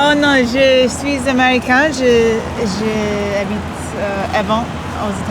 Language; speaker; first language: French; non-native, learner; English